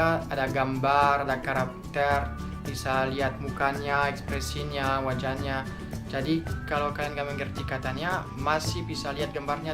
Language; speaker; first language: Indonesian; non-native, fluent; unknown